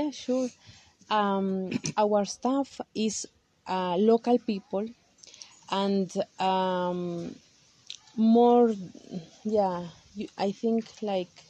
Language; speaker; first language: English; non-native, learner; Kaqchikel